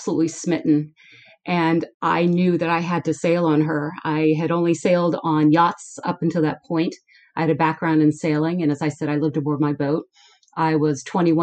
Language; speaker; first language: English; native; English